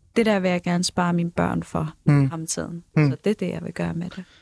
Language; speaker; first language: Danish; native; Danish